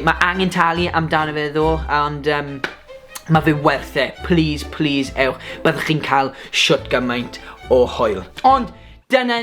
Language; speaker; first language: Welsh; non-native, local second language; English